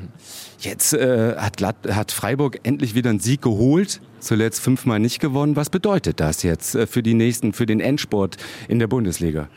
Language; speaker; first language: German; native; German